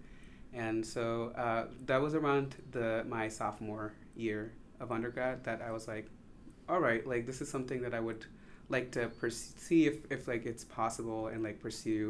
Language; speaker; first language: English; non-native, local second language; Tamil